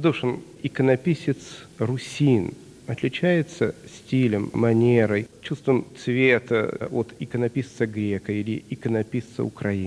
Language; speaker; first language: Russian; native; Russian